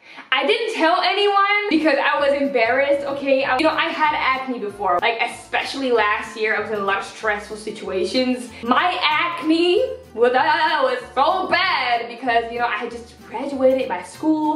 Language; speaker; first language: English; non-native, fluent; Dutch